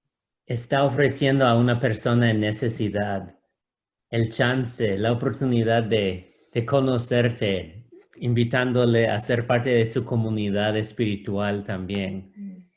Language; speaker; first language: Spanish; non-native, fluent; English